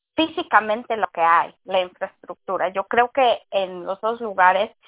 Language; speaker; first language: Spanish; early bilingual, heritage; English